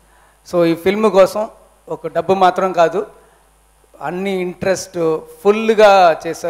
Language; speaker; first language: Telugu; non-native, learner; Tamil